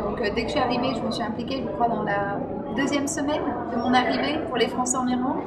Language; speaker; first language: French; native; French